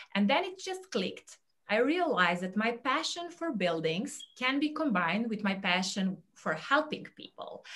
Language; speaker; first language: English; non-native, fluent; Serbian